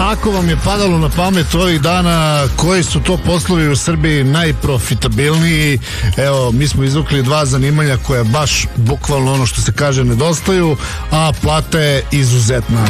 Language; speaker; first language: Serbian; native; Serbian